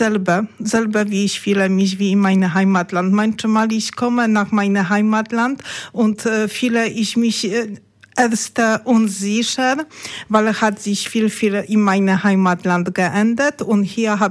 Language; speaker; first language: German; non-native, learner; Polish